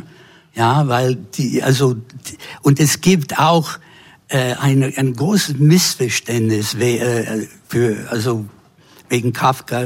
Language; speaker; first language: German; non-native, fluent; English